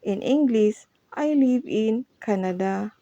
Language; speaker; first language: English; non-native, local second language; Filipino